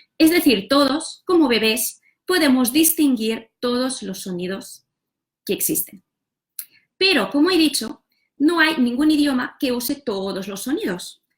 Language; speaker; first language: Spanish; non-native, local second language; Catalan